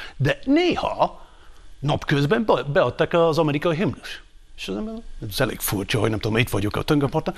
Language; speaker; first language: Hungarian; non-native, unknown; English